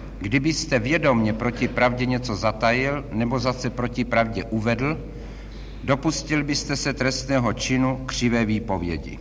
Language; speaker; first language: Czech; native; Czech